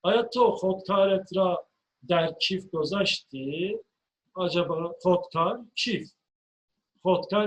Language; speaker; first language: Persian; non-native, fluent; Turkish